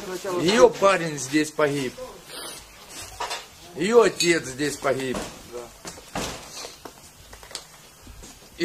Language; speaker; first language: Russian; native; Russian